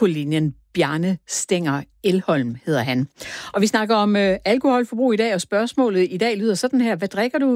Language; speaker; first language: Danish; native; Danish